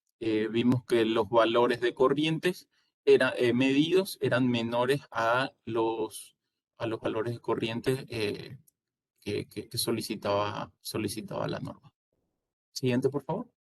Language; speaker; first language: Spanish; native; Spanish